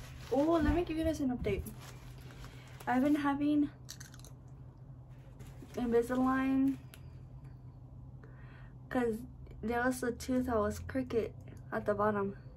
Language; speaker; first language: English; early bilingual, other home language; Spanish